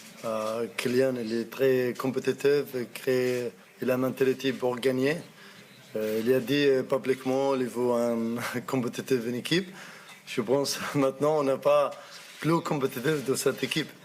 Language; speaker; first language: French; non-native, learner; Arabic